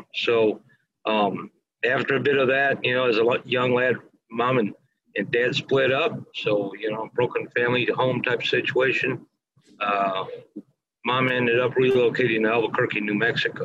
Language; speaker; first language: English; native; English